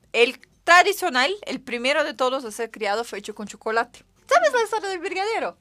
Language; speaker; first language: Spanish; non-native, fluent; Portuguese